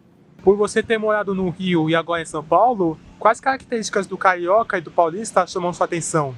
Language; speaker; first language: Portuguese; native; Portuguese